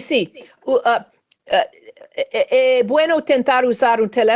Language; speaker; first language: Spanish; non-native, learner; English